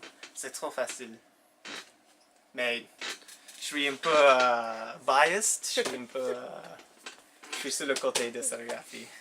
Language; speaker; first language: French; non-native, local second language; English